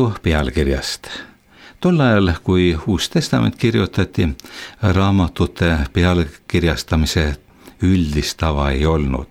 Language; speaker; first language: Estonian; native; Estonian